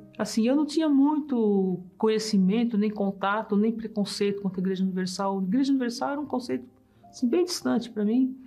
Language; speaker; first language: Portuguese; early bilingual, other home language; German